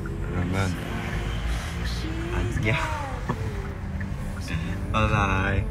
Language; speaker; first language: Korean; non-native, learner; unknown